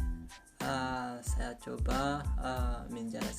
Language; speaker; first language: Indonesian; non-native, fluent; Kinyarwanda